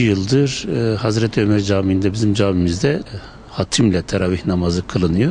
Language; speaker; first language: Turkish; native; Turkish